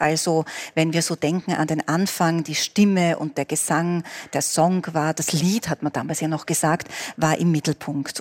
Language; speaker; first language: German; native; German